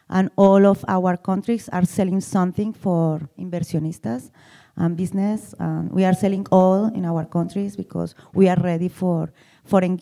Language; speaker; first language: English; non-native, learner; Spanish